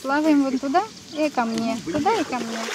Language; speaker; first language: Russian; native; Russian